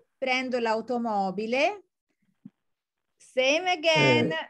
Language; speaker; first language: English; non-native, fluent; Italian